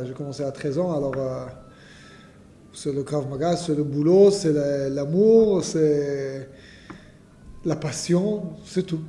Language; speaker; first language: French; non-native, fluent; Hebrew